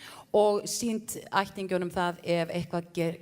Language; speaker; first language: Icelandic; native; Icelandic